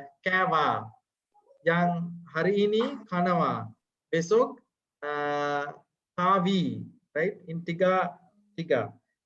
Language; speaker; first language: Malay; non-native, learner; Sinhala